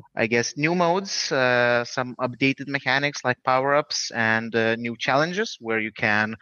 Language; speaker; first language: English; non-native, fluent; Lithuanian